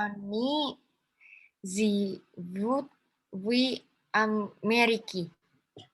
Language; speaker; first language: Russian; non-native, learner; Indonesian